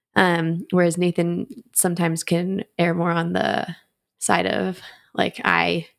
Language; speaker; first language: English; native; English